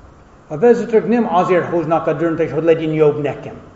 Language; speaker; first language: Hungarian; non-native, fluent; English